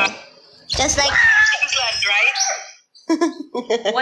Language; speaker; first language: English; non-native, local second language; Filipino